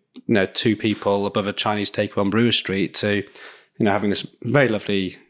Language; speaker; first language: English; native; English